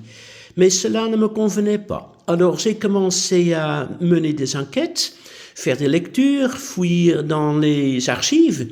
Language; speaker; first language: French; non-native, fluent; Dutch